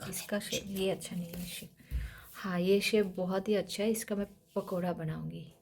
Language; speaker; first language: Hindi; non-native, local second language; Kok Borok